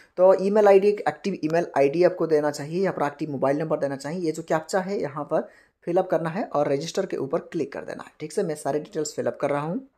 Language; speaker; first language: Hindi; non-native, local second language; Bangla